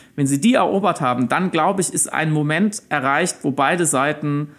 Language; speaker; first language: German; native; German